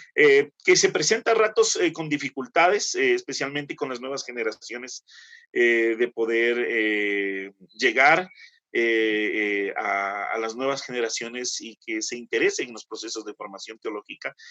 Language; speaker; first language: Spanish; native; Spanish